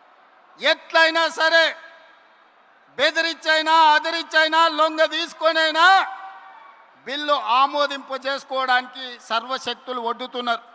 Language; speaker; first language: Telugu; native; Telugu